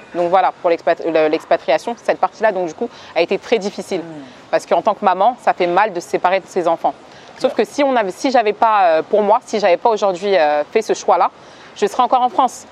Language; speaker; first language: French; native; French